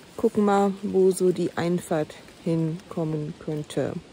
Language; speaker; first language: German; native; German